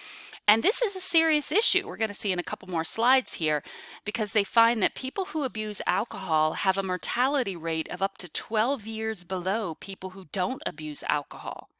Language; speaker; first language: English; native; English